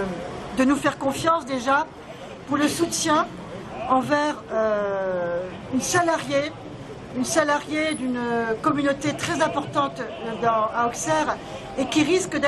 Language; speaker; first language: French; native; French